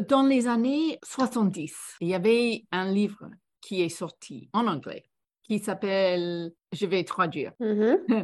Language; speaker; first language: French; non-native, fluent; English